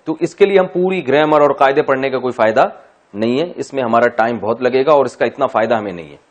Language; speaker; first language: Urdu; native; Urdu